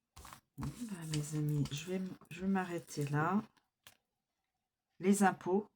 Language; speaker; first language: French; native; French